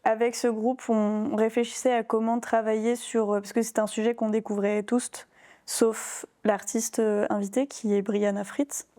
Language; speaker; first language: French; native; French